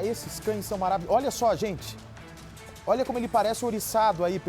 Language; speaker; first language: Portuguese; native; Portuguese